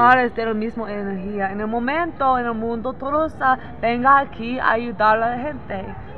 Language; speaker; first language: Spanish; non-native, learner; English